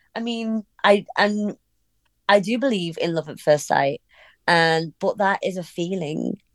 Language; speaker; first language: English; native; English